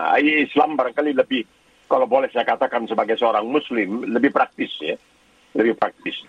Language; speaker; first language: Indonesian; native; Indonesian